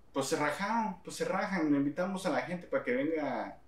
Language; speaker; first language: Spanish; early bilingual, heritage; Spanish